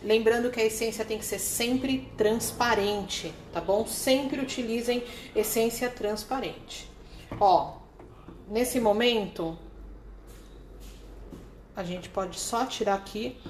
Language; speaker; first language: Portuguese; native; Portuguese